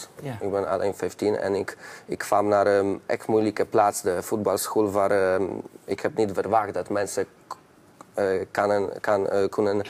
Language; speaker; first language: Dutch; non-native, learner; Polish